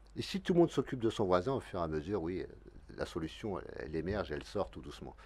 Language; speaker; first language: French; native; French